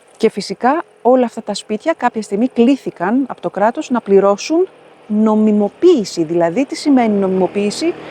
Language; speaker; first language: Greek; native; Greek